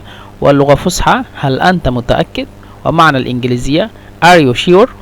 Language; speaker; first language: Arabic; non-native, fluent; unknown